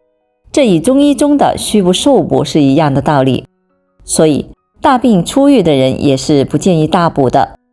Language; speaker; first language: Chinese; native; Chinese